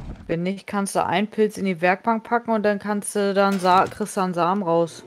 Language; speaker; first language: German; native; German